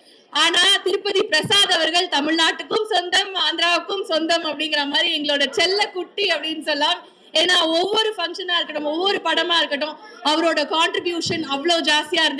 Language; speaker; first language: Tamil; native; Tamil